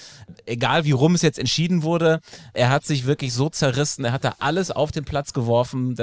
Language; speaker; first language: German; native; German